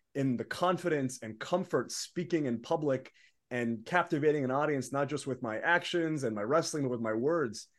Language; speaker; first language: English; early bilingual, other home language; Arabic